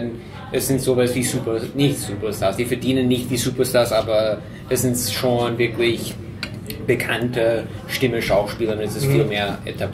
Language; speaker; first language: German; non-native, fluent; English